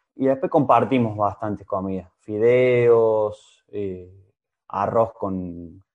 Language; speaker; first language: Spanish; native; Spanish